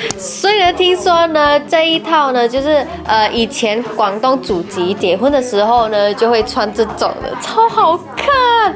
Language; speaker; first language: Chinese; non-native, fluent; Indonesian